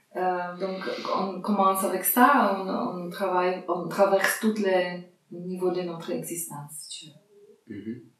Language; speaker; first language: French; non-native, fluent; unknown